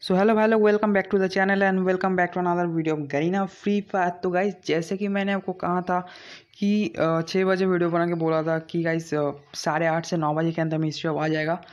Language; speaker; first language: Hindi; non-native, local second language; Bangla